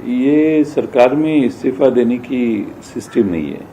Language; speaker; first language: Hindi; non-native, local second language; Marathi